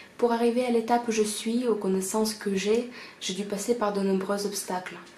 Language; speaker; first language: French; non-native, fluent; Russian